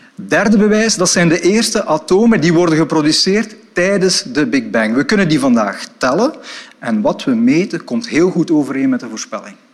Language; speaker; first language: Dutch; native; Dutch